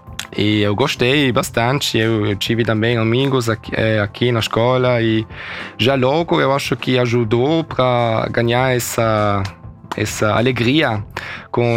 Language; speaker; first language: Portuguese; early bilingual, heritage; Portuguese